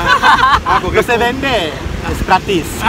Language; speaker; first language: Spanish; non-native, learner; Thai